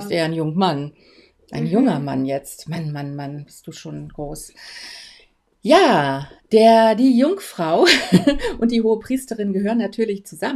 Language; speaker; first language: German; native; German